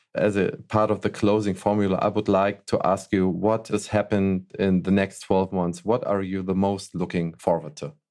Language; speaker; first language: English; non-native, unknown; German